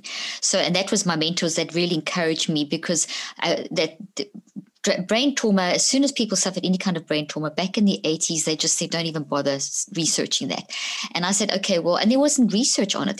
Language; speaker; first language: English; native; English